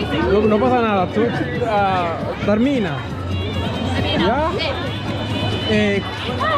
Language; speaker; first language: Spanish; non-native, learner; Swahili